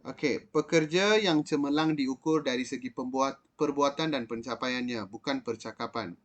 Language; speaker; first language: Malay; non-native, local second language; Tamil